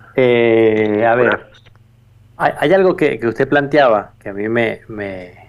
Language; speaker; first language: Spanish; native; Spanish